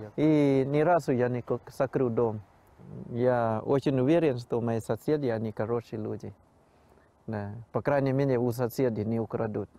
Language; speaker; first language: Russian; non-native, fluent; Thai